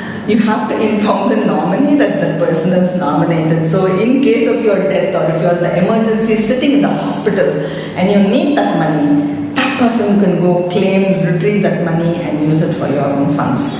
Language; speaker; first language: English; non-native, local second language; Tamil